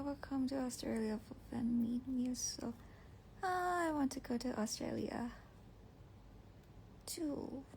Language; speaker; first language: English; non-native, learner; Thai